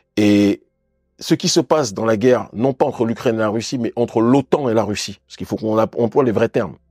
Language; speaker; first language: French; native; French